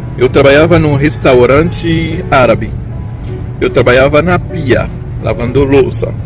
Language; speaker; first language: Portuguese; non-native, fluent; Haitian Creole